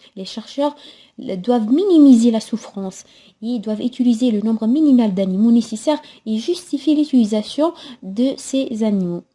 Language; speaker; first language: French; non-native, local second language; Arabic